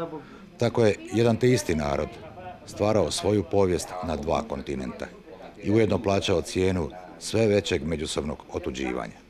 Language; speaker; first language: Bosnian; native; Bosnian